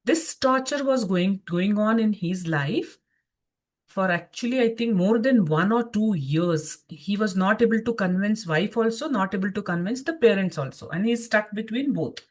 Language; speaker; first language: English; non-native, local second language; Kannada